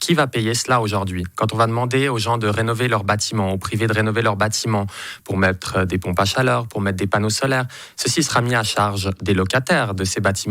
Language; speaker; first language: French; native; French